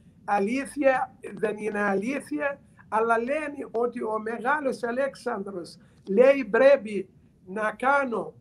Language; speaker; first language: Greek; non-native, learner; Arabic